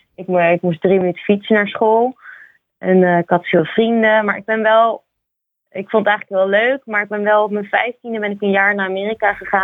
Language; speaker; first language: Dutch; native; Dutch